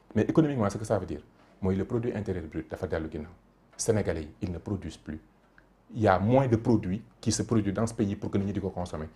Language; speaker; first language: French; non-native, local second language; Wolof